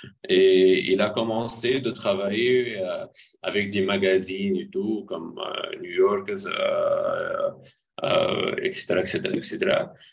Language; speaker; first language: French; non-native, fluent; Arabic